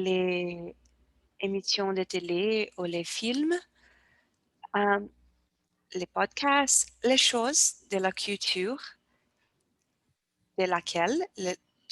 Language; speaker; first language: French; non-native, learner; Portuguese